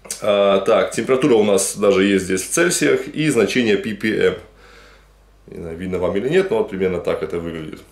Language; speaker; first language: Russian; native; Russian